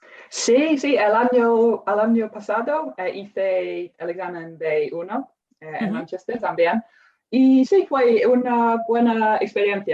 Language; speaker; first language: Spanish; non-native, fluent; English